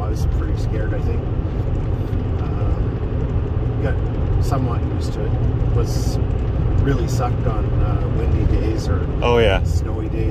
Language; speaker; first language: English; native; English